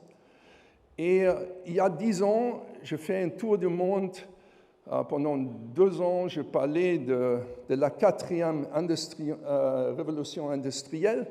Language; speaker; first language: French; non-native, fluent; German